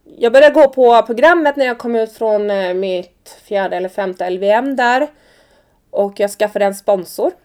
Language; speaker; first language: Swedish; early bilingual, other home language; Persian